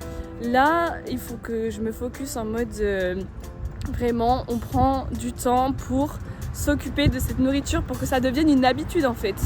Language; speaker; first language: French; native; French